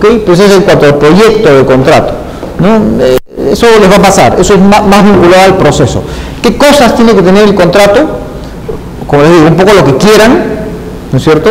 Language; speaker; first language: Spanish; native; Spanish